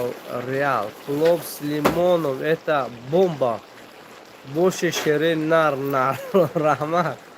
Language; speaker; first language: Russian; non-native, local second language; Tajik